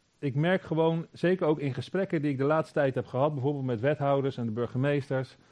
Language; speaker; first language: Dutch; native; Dutch